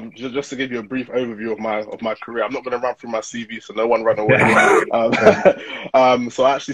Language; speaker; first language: English; native; English